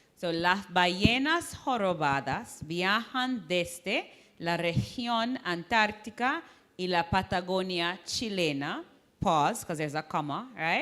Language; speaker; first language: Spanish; non-native, fluent; English